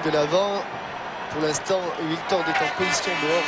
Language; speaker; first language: French; native; French